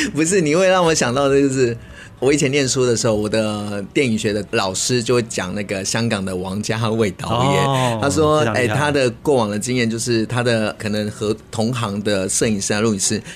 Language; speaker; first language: Chinese; native; Chinese